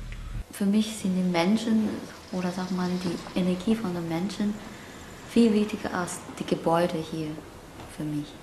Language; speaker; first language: German; non-native, learner; Cantonese